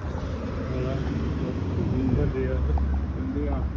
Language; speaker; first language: Spanish; non-native, learner; English